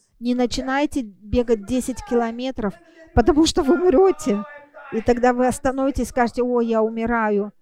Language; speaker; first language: Russian; non-native, fluent; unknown